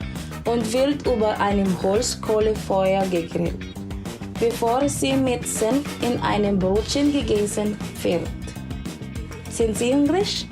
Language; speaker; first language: German; non-native, learner; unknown